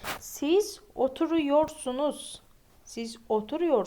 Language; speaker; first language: Turkish; non-native, fluent; Uzbek